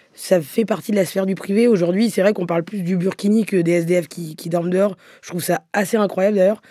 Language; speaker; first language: French; native; French